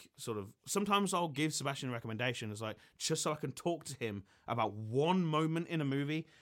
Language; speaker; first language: English; native; English